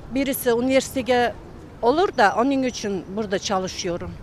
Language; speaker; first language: Turkish; non-native, learner; Uzbek